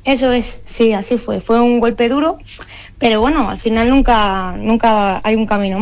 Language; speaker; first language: Spanish; native; Spanish